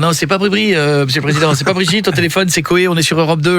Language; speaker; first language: French; native; French